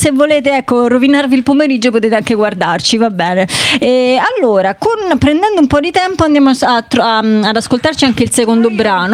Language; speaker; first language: Italian; native; Italian